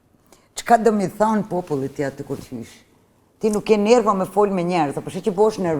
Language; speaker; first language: Albanian; native; Albanian